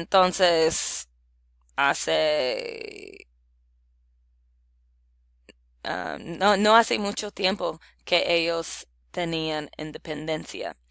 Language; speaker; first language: Spanish; non-native, learner; English